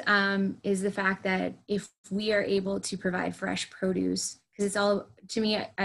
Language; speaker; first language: English; native; English